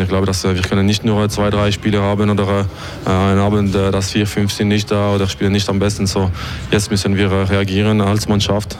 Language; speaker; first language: German; non-native, local second language; French